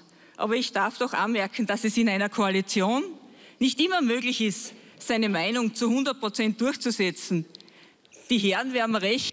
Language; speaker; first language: German; native; German